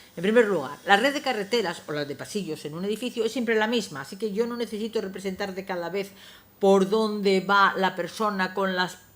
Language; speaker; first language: Spanish; non-native, local second language; Galician